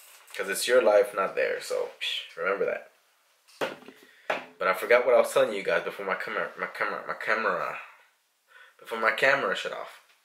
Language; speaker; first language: English; early bilingual, other home language; Spanish